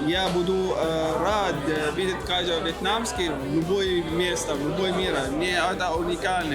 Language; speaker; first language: Russian; non-native, learner; Arabic